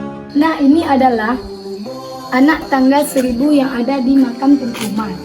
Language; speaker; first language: Indonesian; native; Indonesian